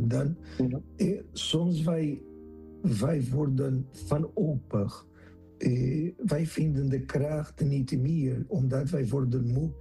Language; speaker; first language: Dutch; non-native, fluent; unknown